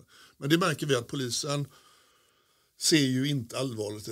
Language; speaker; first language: Swedish; native; Swedish